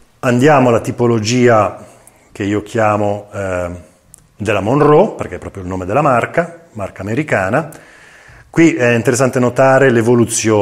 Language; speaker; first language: Italian; native; Italian